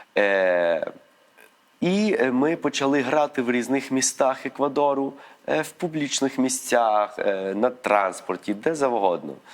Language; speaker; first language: Ukrainian; early bilingual, heritage; Ukrainian